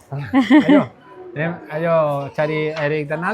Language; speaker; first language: Indonesian; non-native, learner; Catalan